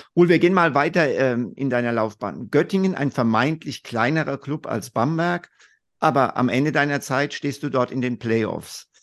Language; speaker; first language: German; native; German